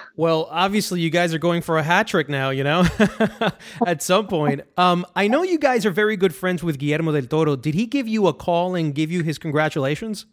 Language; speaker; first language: English; early bilingual, other home language; Spanish